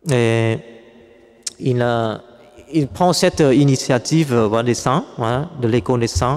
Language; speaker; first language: French; non-native, fluent; Vietnamese